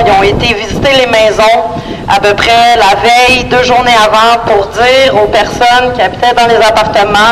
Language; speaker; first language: French; native; French